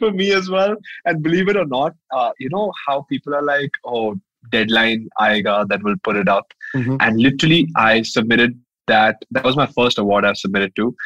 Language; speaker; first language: English; non-native, local second language; Hindi